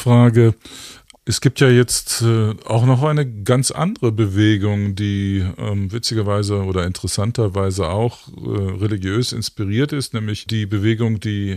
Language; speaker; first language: German; native; German